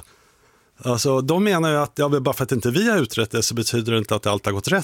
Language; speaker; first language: Swedish; native; Swedish